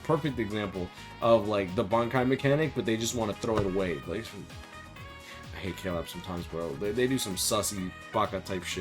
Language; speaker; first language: English; native; English